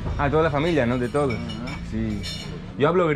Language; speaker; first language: Spanish; non-native, learner; Greek